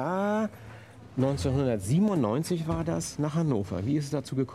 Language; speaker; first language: German; native; German